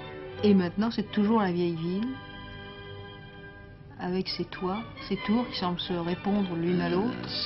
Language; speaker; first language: French; native; French